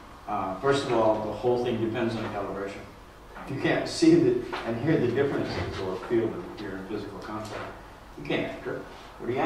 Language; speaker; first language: English; native; English